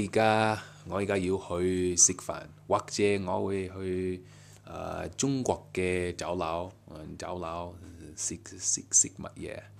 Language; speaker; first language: Cantonese; non-native, learner; English